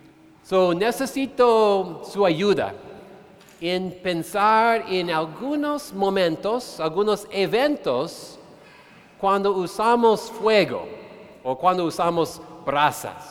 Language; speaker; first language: Spanish; non-native, fluent; English